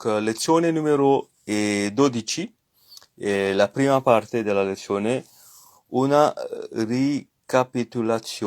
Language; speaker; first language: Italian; non-native, learner; French